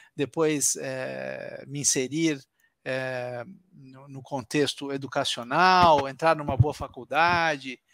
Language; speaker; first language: Portuguese; early bilingual, other home language; Italian